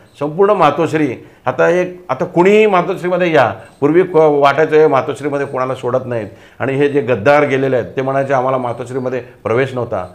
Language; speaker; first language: Marathi; non-native, local second language; Telugu